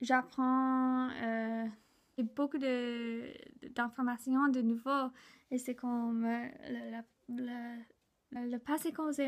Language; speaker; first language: French; non-native, learner; English